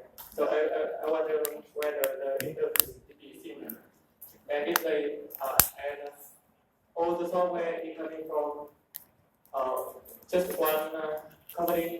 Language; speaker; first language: English; non-native, fluent; Vietnamese